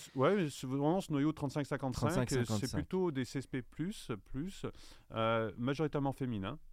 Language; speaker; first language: French; native; French